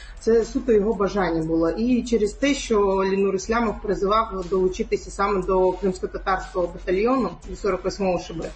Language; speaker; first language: Ukrainian; non-native, local second language; Crimean Tatar